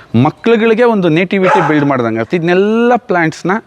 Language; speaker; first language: Kannada; native; Kannada